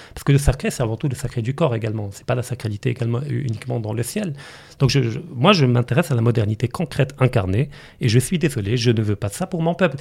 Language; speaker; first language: French; non-native, local second language; Arabic